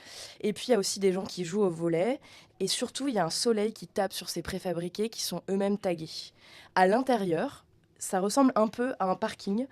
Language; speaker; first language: French; native; French